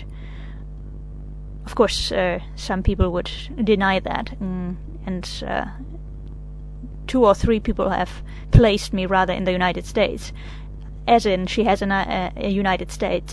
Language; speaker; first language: English; non-native, fluent; Catalan